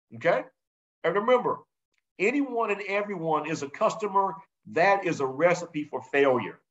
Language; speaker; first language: English; native; English